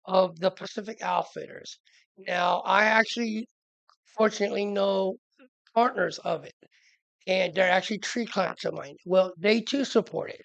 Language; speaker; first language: English; native; English